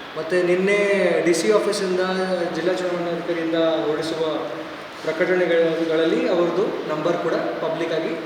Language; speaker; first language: Kannada; non-native, fluent; Odia